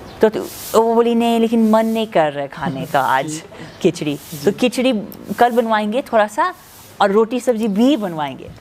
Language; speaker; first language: Hindi; non-native, fluent; English